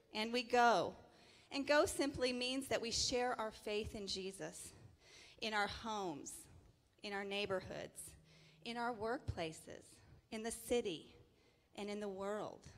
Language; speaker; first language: English; native; English